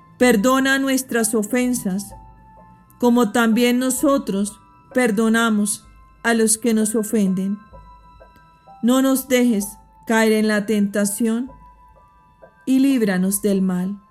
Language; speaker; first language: Spanish; native; Spanish